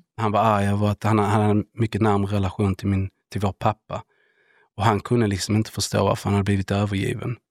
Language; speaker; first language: Swedish; early bilingual, other home language; Spanish